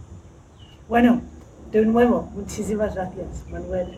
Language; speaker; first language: Spanish; non-native, fluent; English